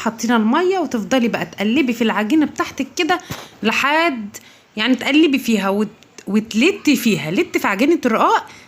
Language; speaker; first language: Arabic; native; Arabic